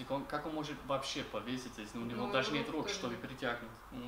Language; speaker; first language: Russian; non-native, learner; English